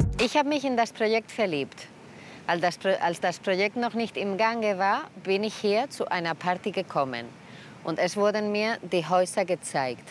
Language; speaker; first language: German; non-native, fluent; Spanish